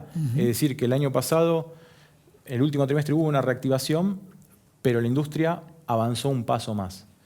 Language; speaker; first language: Spanish; native; Spanish